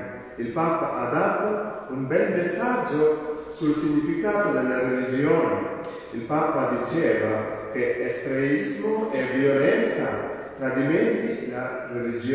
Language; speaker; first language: Italian; non-native, fluent; Malayalam